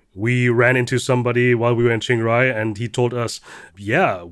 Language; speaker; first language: English; early bilingual, heritage; German